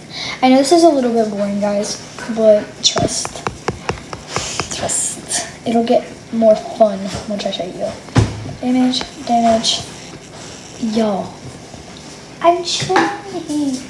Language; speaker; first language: English; native; English